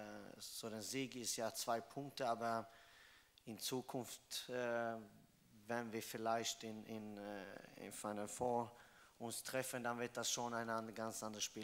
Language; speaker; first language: German; non-native, fluent; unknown